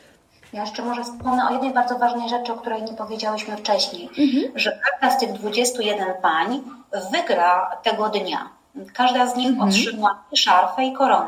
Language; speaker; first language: Polish; native; Polish